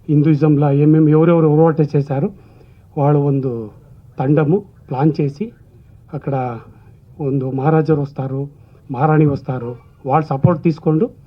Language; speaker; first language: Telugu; non-native, learner; Kannada